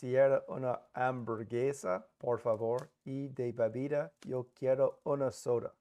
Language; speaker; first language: Spanish; non-native, learner; English